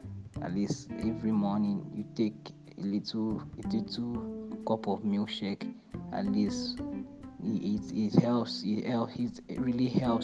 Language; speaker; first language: English; non-native, local second language; Igbo